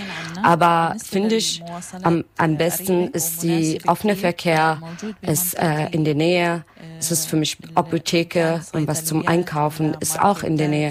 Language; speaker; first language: German; non-native, learner; Arabic